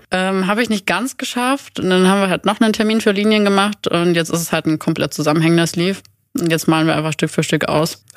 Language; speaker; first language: German; native; German